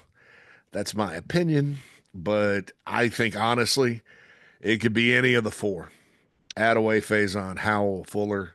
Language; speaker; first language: English; native; English